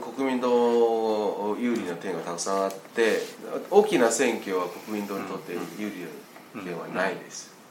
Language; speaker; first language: Japanese; non-native, fluent; Chinese